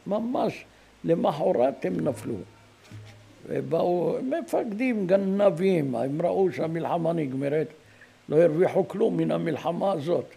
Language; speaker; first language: Hebrew; non-native, fluent; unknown